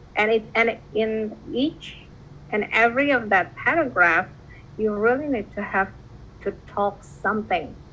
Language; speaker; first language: English; non-native, fluent; Indonesian